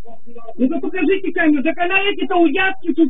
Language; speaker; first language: Russian; native; Russian